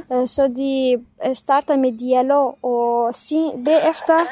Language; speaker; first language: Danish; non-native, fluent; Kurdish